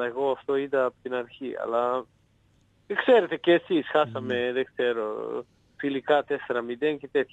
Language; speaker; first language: Greek; non-native, fluent; Serbian